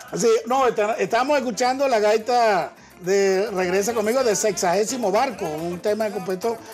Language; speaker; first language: Spanish; native; Spanish